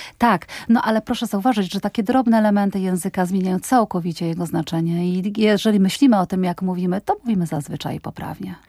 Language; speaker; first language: Polish; native; Polish